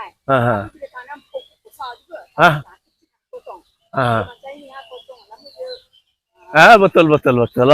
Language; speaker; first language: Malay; non-native, learner; Bangla